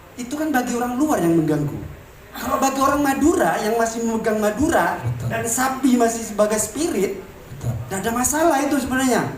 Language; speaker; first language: Indonesian; non-native, local second language; Madurese